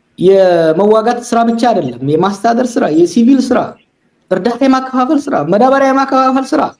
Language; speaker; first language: Amharic; non-native, local second language; Oromo